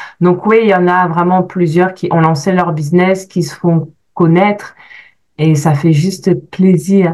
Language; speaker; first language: French; native; French